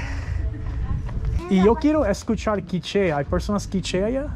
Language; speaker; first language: Spanish; non-native, learner; English